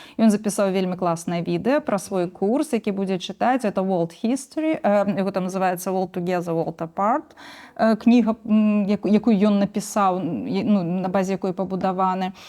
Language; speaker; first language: Belarusian; native; Belarusian